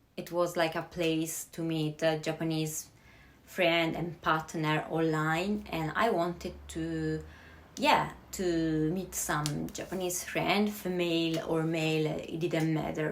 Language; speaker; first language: English; non-native, fluent; Italian